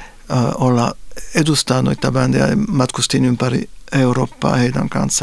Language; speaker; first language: Finnish; non-native, fluent; Spanish